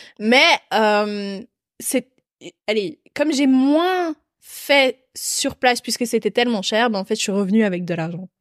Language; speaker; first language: French; native; French